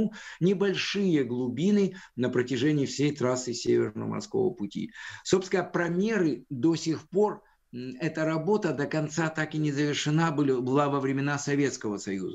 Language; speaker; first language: Russian; native; Russian